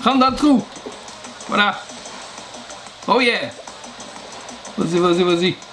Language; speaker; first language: French; native; French